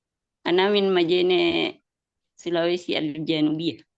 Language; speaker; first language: Arabic; non-native, learner; Indonesian